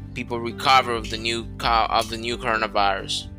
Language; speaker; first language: English; non-native, fluent; Spanish